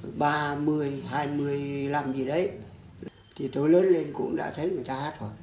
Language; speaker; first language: Vietnamese; non-native, local second language; Muong